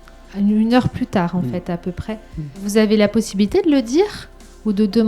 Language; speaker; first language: French; native; French